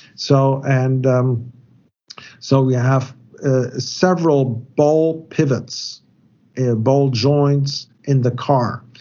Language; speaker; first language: English; non-native, fluent; German